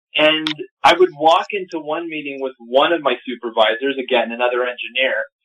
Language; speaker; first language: English; native; English